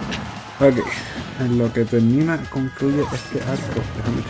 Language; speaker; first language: Spanish; native; Spanish